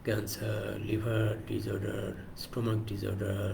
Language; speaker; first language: English; non-native, local second language; Bangla